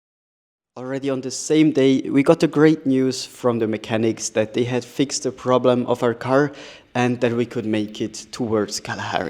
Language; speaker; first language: English; non-native, fluent; German